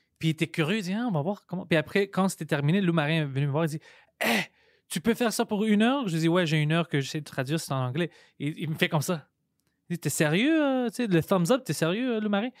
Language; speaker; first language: French; non-native, local second language; Greek